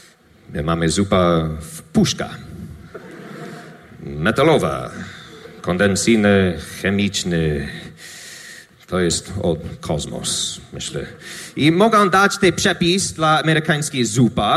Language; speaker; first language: Polish; non-native, learner; English